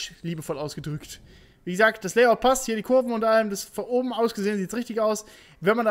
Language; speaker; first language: German; native; German